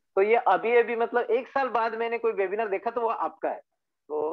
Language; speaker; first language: Hindi; native; Hindi